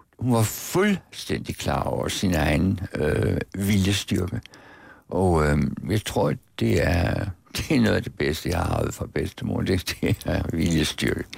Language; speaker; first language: Danish; native; Danish